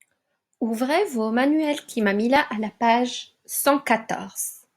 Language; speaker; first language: French; non-native, local second language; Arabic